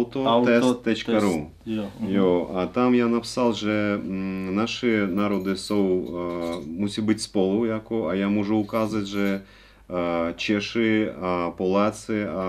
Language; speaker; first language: Czech; non-native, learner; Russian